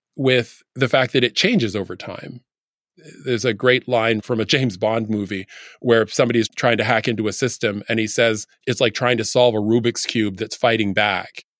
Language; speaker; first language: English; native; English